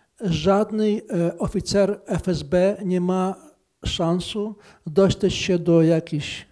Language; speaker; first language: Polish; non-native, fluent; Ukrainian